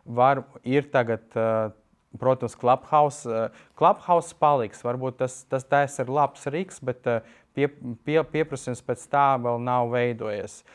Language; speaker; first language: Latvian; non-native, local second language; Russian